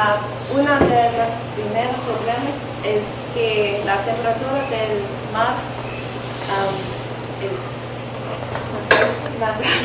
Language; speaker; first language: Spanish; non-native, learner; English